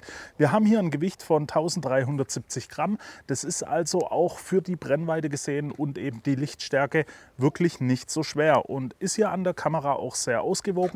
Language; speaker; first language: German; native; German